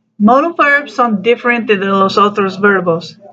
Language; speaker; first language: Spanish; non-native, learner; English